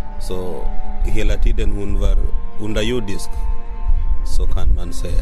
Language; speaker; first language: Swedish; non-native, fluent; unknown